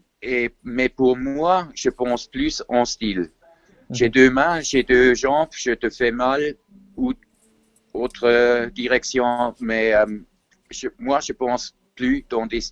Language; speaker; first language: French; non-native, fluent; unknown